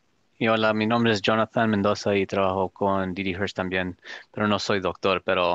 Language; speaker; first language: Spanish; early bilingual, other home language; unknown